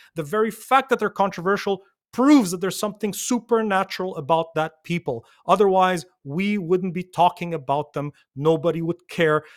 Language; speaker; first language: English; non-native, fluent; Arabic